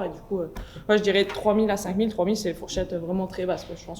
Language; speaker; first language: French; native; French